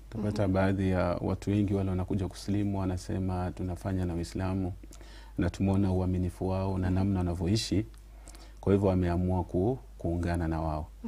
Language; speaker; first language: Swahili; non-native, local second language; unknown